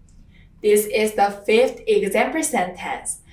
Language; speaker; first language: English; non-native, fluent; Korean